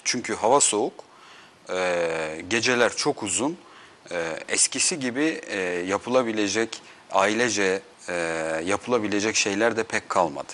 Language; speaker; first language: Turkish; native; Turkish